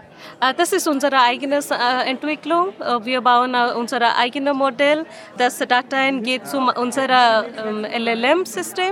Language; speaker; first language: German; non-native, learner; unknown